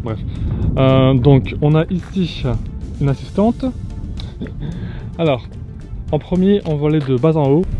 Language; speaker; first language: French; native; French